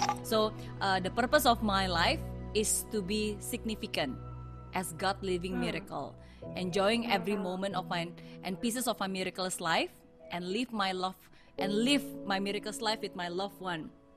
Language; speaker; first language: English; non-native, fluent; Indonesian